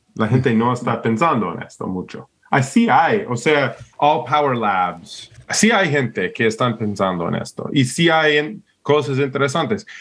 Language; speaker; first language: Spanish; non-native, fluent; English